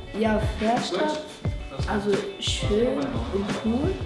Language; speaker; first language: German; non-native, learner; Arabic